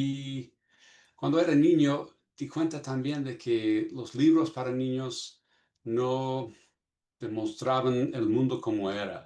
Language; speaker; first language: Spanish; non-native, fluent; English